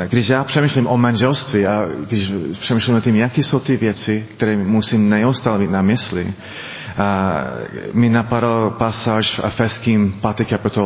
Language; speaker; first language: Czech; non-native, learner; English